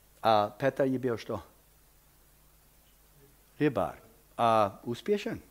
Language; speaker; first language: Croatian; early bilingual, heritage; Croatian